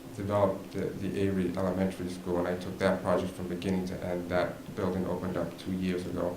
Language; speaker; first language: English; native; English